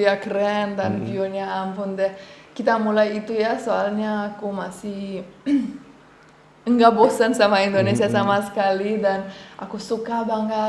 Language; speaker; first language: Indonesian; non-native, fluent; Romanian